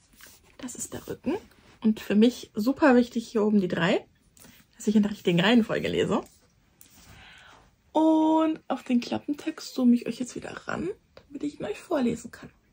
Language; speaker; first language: German; native; German